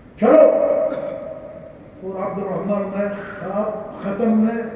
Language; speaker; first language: Urdu; non-native, learner; Arabic